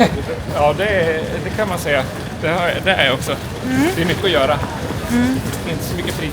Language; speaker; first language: Swedish; native; Swedish